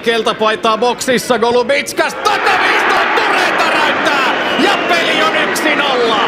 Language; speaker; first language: Finnish; native; Finnish